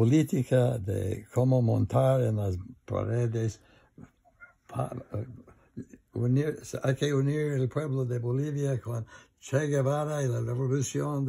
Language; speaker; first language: Spanish; non-native, learner; English